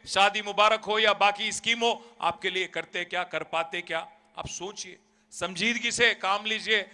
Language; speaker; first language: Hindi; non-native, local second language; Telugu